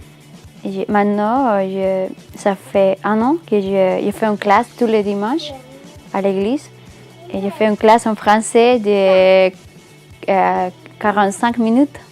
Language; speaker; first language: French; non-native, learner; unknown